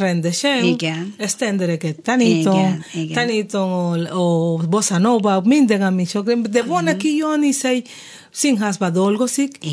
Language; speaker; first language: Hungarian; non-native, fluent; Spanish